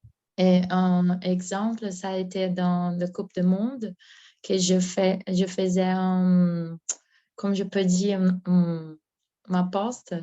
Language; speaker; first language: French; non-native, learner; Portuguese